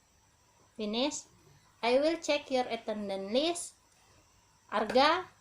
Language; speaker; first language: English; non-native, learner; Indonesian